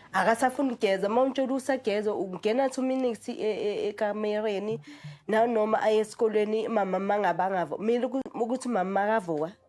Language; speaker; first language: Zulu; native; Zulu